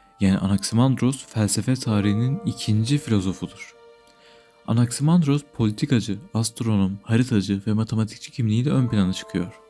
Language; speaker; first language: Turkish; native; Turkish